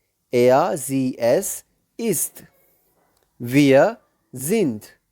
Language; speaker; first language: German; non-native, learner; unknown